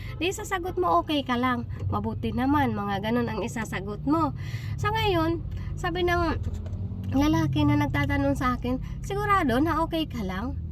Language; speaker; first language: Filipino; native; Filipino